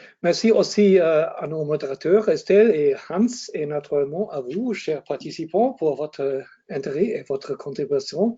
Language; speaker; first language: French; non-native, fluent; German